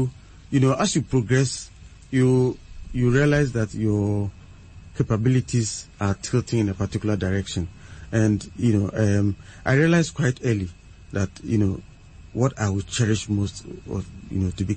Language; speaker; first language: English; non-native, local second language; Akan